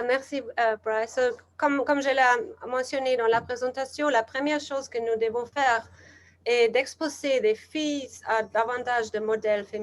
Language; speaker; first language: French; non-native, learner; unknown